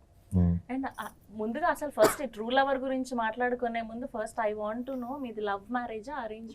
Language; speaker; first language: Telugu; native; Telugu